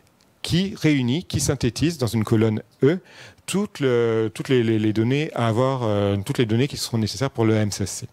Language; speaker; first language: French; native; French